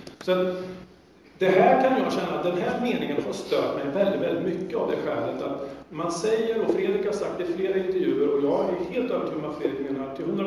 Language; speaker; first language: Swedish; native; Swedish